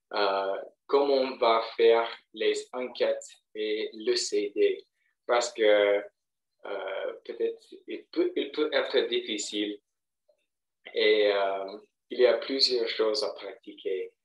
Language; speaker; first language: French; non-native, fluent; English